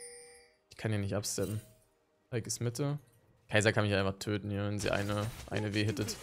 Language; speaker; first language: German; native; German